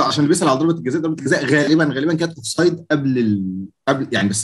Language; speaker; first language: Arabic; native; Arabic